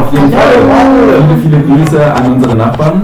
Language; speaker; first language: German; native; German